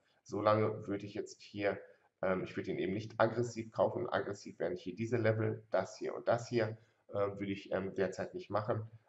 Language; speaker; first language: German; native; German